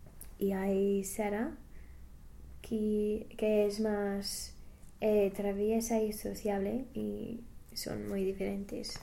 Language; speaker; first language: Spanish; non-native, learner; English